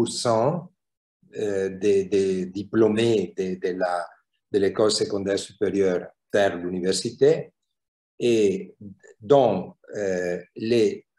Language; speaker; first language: French; non-native, fluent; Italian